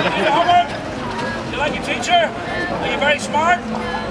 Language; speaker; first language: English; native; English